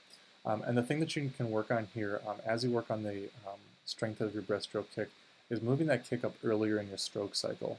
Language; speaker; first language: English; native; English